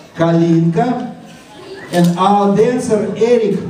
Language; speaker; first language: English; non-native, fluent; Russian